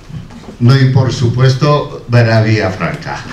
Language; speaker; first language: Spanish; non-native, learner; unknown